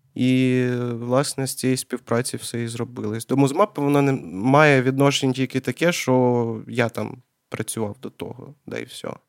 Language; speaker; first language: Ukrainian; non-native, local second language; Russian